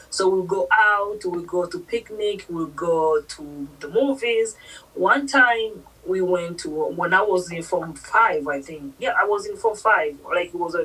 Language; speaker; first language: English; non-native, local second language; Swahili